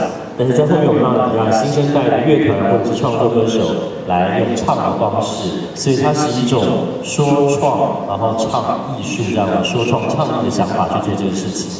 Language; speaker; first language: Chinese; native; Chinese